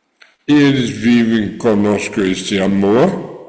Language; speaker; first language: Portuguese; non-native, fluent; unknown